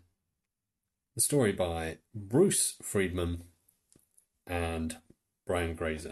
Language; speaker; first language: English; native; English